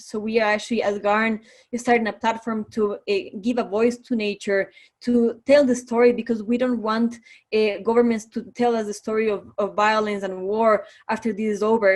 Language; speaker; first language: English; non-native, fluent; Spanish